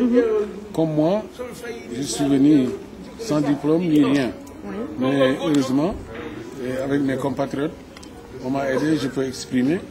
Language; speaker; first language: French; non-native, learner; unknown